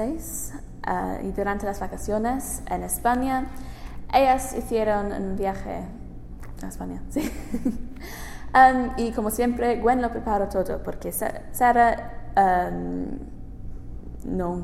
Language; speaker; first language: Spanish; non-native, learner; English